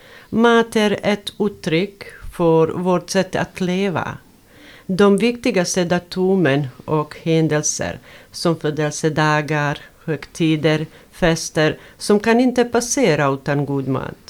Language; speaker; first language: Swedish; non-native, fluent; Bosnian